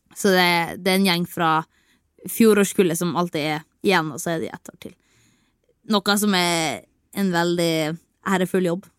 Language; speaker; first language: Norwegian; native; Norwegian